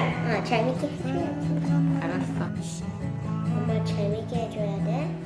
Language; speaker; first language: Korean; early bilingual, heritage; Korean